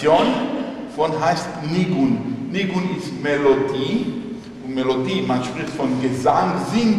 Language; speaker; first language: German; non-native, fluent; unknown